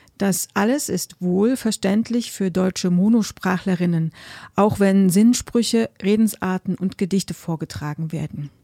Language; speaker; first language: German; native; German